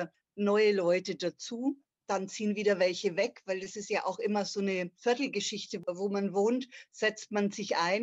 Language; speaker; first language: German; native; German